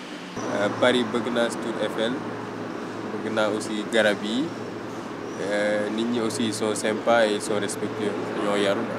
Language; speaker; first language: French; non-native, local second language; Wolof